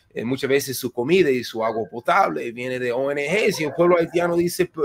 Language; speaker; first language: Spanish; non-native, fluent; English